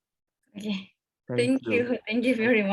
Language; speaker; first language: English; non-native, fluent; Indonesian